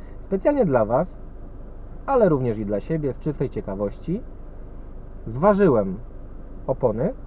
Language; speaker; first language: Polish; native; Polish